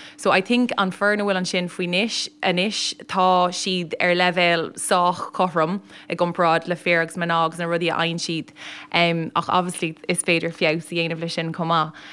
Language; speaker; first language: Irish; non-native, local second language; English